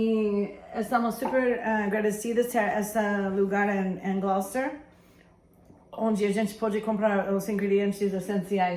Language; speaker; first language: Portuguese; non-native, fluent; English